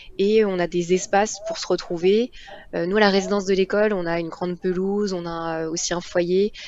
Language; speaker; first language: French; native; French